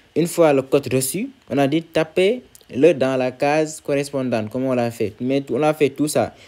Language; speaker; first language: French; non-native, local second language; Wolof